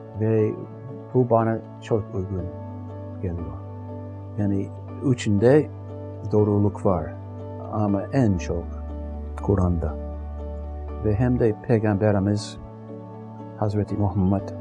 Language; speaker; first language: Turkish; non-native, fluent; English